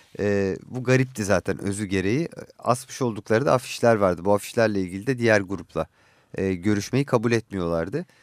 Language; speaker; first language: Turkish; native; Turkish